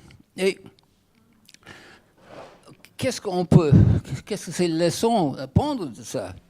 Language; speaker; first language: French; non-native, fluent; English